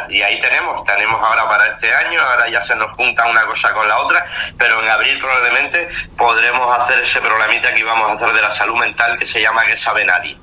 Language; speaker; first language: Spanish; native; Spanish